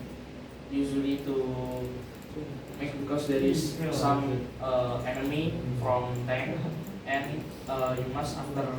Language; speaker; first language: English; non-native, learner; Indonesian